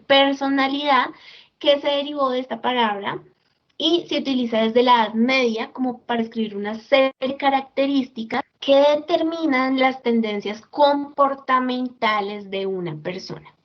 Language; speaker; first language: Spanish; native; Spanish